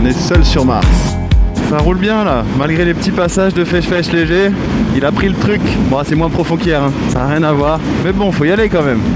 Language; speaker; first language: French; native; French